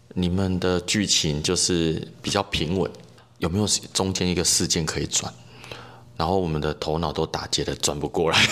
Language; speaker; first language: Chinese; native; Chinese